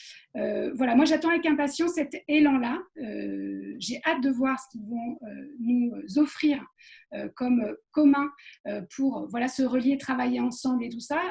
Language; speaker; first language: French; native; French